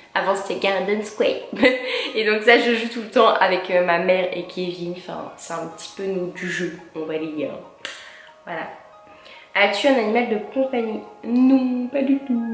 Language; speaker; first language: French; native; French